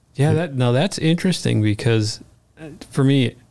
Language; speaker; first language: English; native; English